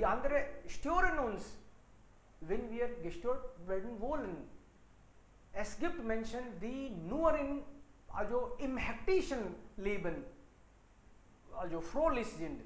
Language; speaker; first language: German; non-native, fluent; Hindi